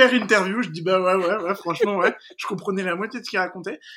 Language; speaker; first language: French; native; French